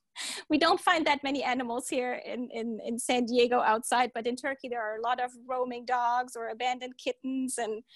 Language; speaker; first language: English; early bilingual, heritage; German